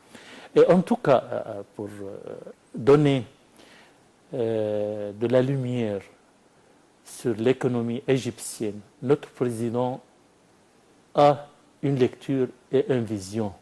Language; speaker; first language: French; non-native, fluent; Arabic